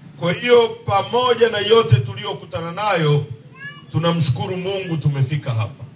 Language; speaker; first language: Swahili; native; Swahili